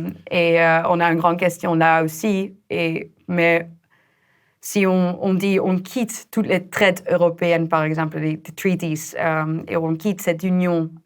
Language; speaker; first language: French; non-native, fluent; Dutch